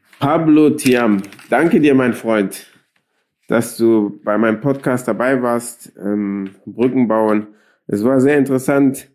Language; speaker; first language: German; early bilingual, other home language; Akan